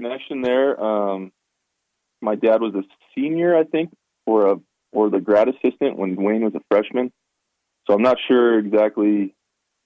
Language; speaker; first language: English; native; English